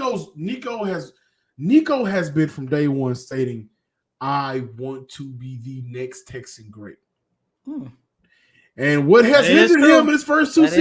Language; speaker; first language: English; native; English